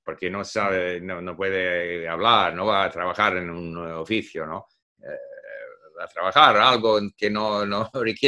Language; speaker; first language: Spanish; non-native, fluent; English